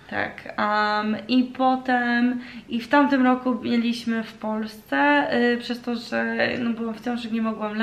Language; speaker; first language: Polish; early bilingual, heritage; Polish